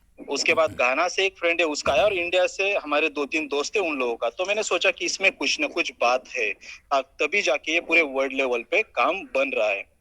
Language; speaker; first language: Hindi; non-native, local second language; Marathi